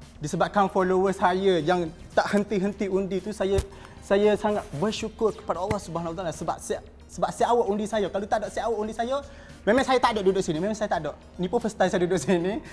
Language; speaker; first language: Malay; native; Malay